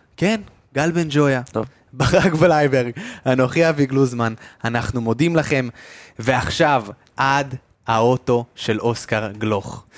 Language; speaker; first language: Hebrew; native; Hebrew